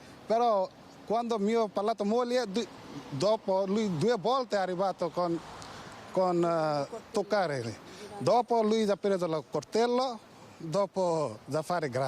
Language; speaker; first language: Italian; non-native, learner; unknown